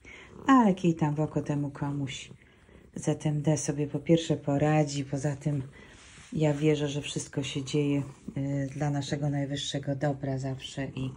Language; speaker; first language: Polish; native; Polish